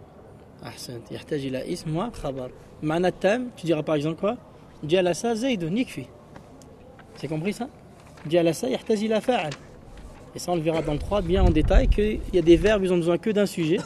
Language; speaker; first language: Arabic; non-native, fluent; French